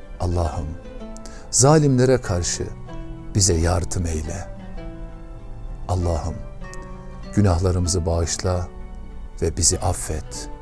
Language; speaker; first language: Turkish; native; Turkish